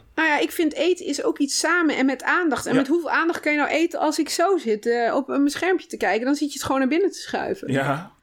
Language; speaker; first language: Dutch; native; Dutch